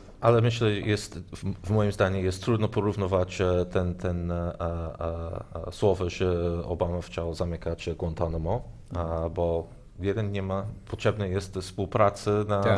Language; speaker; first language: Polish; non-native, learner; English